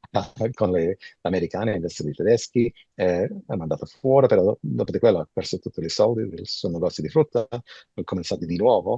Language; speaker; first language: Italian; early bilingual, heritage; Italian